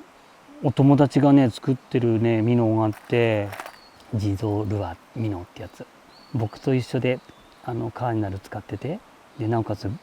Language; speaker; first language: Japanese; native; Japanese